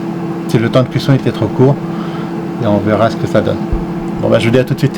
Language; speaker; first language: French; native; French